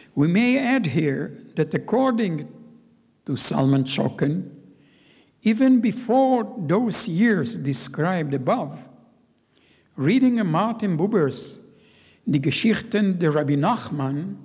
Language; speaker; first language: English; non-native, fluent; Hebrew